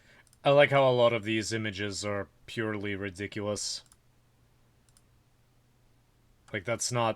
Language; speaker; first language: English; native; English